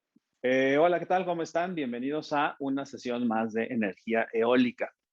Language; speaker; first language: Spanish; native; Spanish